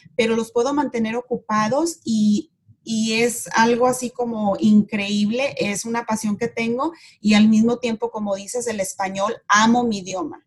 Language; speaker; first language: Spanish; native; Spanish